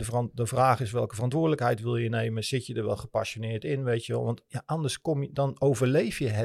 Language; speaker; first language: Dutch; native; Dutch